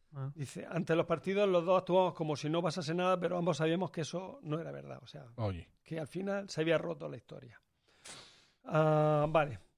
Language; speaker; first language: Spanish; native; Spanish